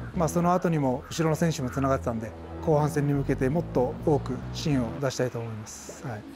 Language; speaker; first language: Japanese; native; Japanese